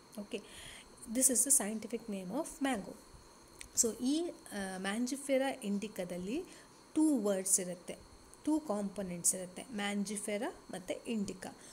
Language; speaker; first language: English; non-native, local second language; Kannada